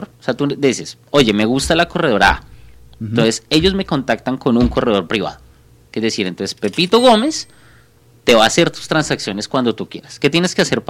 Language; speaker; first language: Spanish; native; Spanish